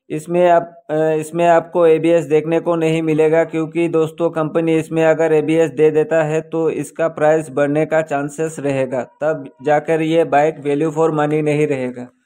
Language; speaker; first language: Hindi; native; Hindi